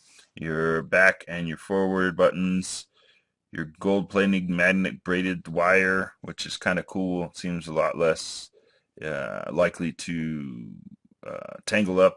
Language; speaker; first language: English; native; English